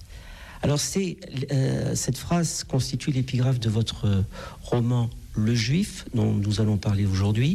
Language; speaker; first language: French; native; French